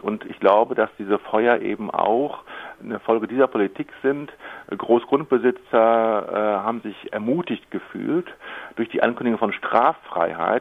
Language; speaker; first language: German; native; German